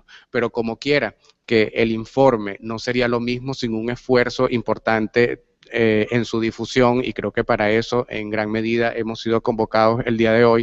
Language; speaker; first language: Spanish; native; Spanish